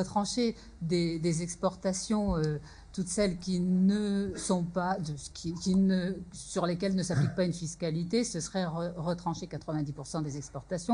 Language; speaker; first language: French; native; French